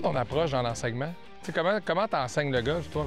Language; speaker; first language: French; native; French